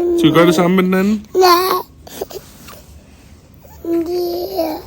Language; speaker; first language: Danish; non-native, learner; Thai